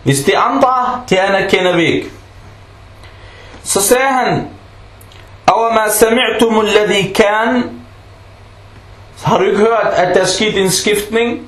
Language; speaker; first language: Danish; non-native, local second language; Arabic